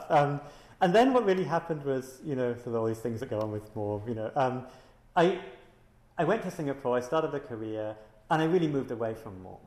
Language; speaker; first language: English; native; English